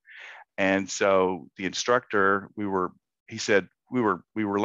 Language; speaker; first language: English; native; English